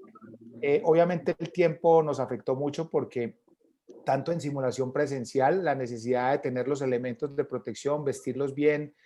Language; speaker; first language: Spanish; native; Spanish